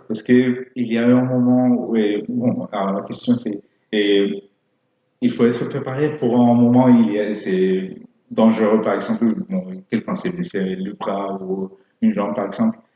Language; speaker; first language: French; non-native, fluent; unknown